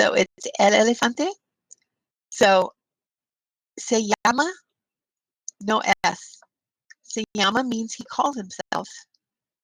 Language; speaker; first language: Spanish; non-native, fluent; English